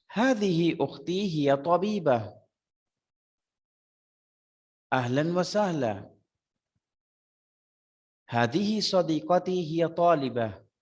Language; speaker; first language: Arabic; non-native, fluent; Urdu